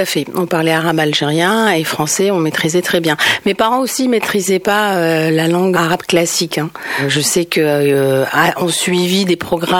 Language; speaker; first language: French; native; French